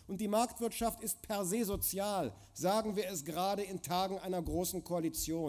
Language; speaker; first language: German; native; German